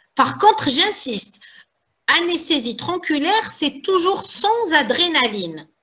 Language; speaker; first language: French; non-native, local second language; Arabic